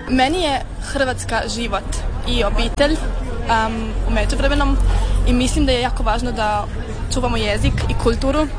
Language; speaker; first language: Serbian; early bilingual, heritage; Serbian